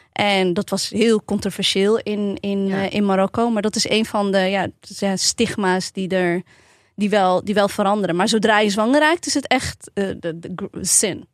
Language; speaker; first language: Dutch; early bilingual, other home language; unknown